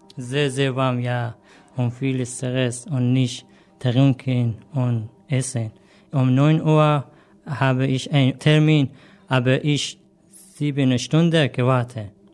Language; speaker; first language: German; non-native, learner; Persian